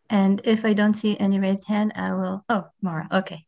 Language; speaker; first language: English; non-native, fluent; Hebrew